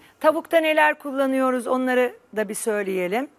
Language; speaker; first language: Turkish; native; Turkish